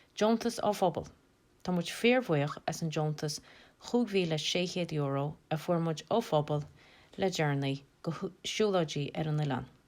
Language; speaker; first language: Irish; native; Irish